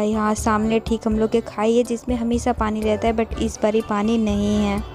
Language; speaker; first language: Hindi; native; Hindi